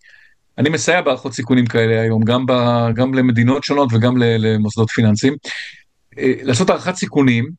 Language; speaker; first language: Hebrew; native; Hebrew